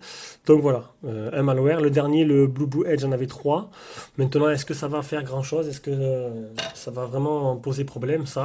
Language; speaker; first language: French; native; French